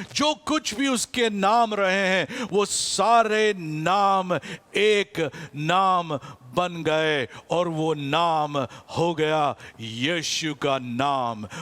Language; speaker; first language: Hindi; non-native, fluent; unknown